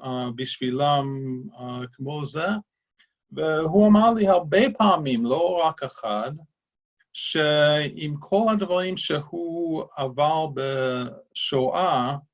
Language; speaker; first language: Hebrew; non-native, fluent; English